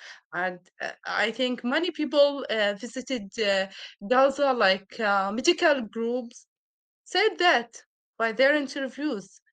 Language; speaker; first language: English; non-native, learner; Arabic